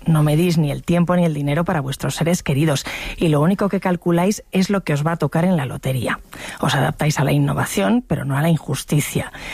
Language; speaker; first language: Spanish; native; Spanish